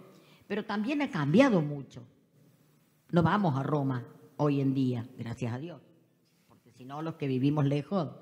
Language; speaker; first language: Spanish; native; Spanish